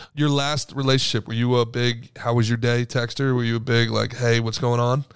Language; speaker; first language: English; native; English